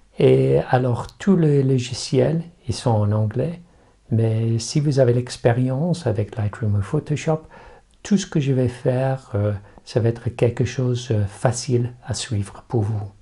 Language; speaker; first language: French; non-native, fluent; English